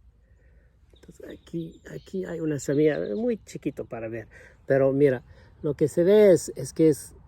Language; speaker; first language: Spanish; non-native, fluent; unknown